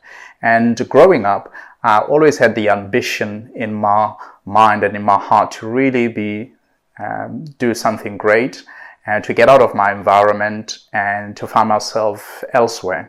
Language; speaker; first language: English; non-native, local second language; Southern Sotho